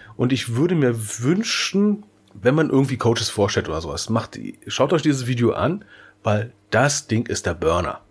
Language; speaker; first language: German; native; German